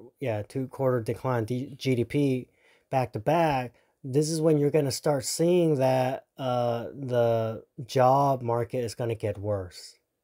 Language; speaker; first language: English; early bilingual, other home language; Korean